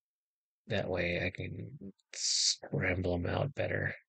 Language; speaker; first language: English; native; English